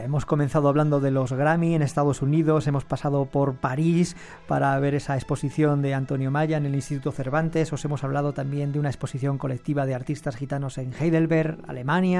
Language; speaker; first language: Spanish; native; Spanish